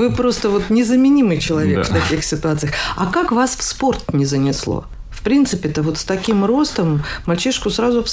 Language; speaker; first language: Russian; native; Russian